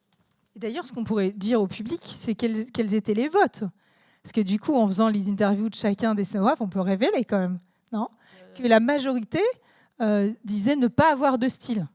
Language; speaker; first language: French; native; French